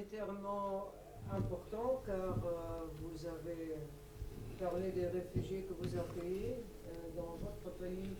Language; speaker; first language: French; non-native, local second language; Luxembourgish